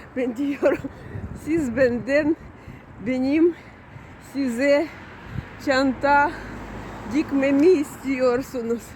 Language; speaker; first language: Turkish; non-native, learner; Russian